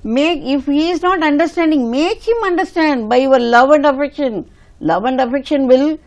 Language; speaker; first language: Hindi; non-native, local second language; Tamil